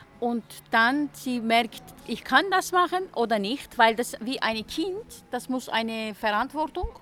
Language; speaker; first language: German; non-native, learner; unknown